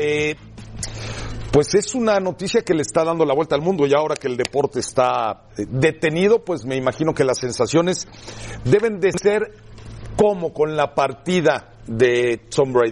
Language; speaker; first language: Spanish; native; Spanish